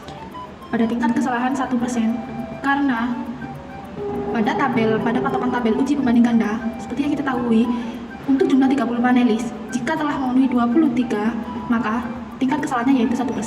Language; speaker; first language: Indonesian; native; Indonesian